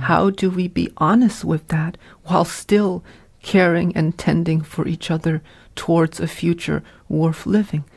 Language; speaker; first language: English; early bilingual, other home language; Vietnamese